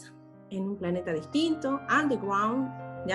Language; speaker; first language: Spanish; native; Spanish